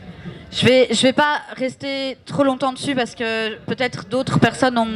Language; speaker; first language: French; native; French